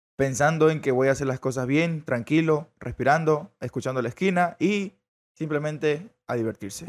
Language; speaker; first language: Spanish; native; Spanish